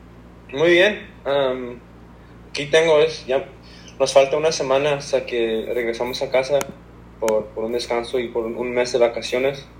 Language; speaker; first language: Spanish; early bilingual, heritage; Spanish